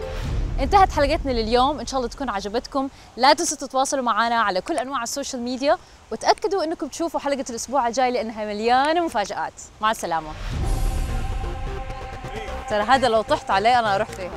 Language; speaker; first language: Arabic; native; Arabic